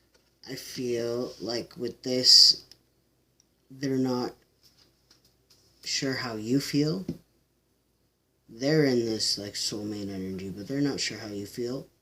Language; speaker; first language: English; native; English